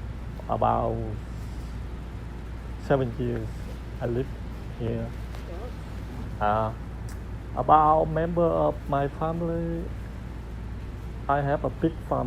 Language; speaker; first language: English; non-native, learner; Vietnamese